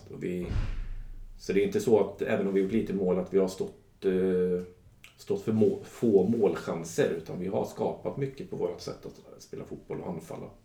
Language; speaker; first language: Swedish; native; Swedish